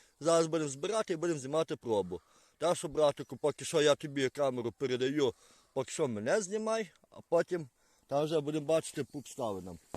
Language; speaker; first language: Ukrainian; native; Ukrainian